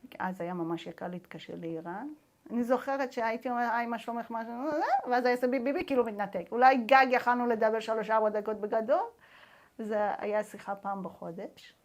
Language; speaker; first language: Hebrew; non-native, fluent; Persian